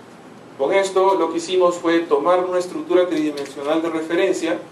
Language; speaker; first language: Spanish; native; Spanish